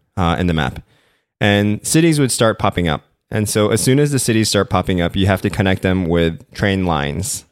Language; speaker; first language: English; non-native, local second language; Korean